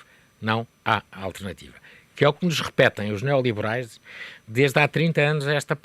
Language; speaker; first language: Portuguese; native; Portuguese